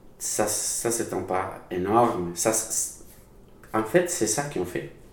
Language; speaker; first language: French; non-native, learner; Spanish